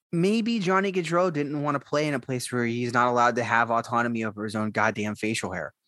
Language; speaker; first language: English; native; English